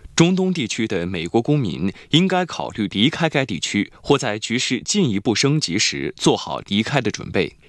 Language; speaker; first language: Chinese; native; Chinese